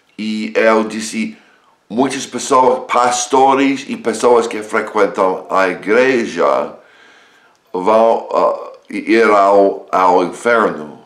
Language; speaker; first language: Portuguese; non-native, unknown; English